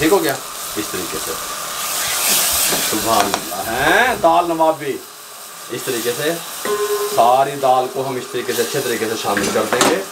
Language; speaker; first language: Hindi; non-native, local second language; Punjabi